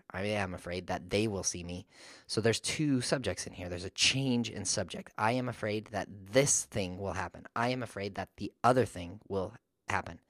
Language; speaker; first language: English; native; English